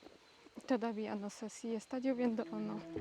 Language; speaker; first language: Spanish; non-native, learner; Polish